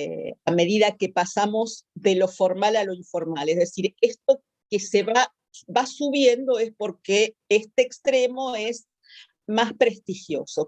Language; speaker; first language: Spanish; native; Spanish